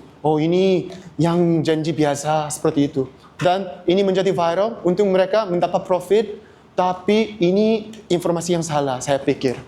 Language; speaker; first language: Indonesian; non-native, learner; Korean